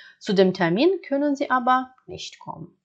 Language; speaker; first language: German; non-native, fluent; Ukrainian